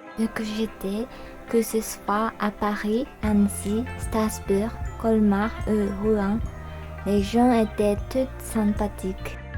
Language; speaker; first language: French; non-native, learner; Japanese